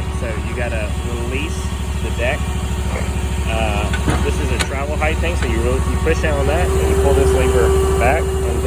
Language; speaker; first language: English; native; English